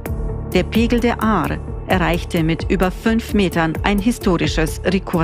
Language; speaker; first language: German; native; German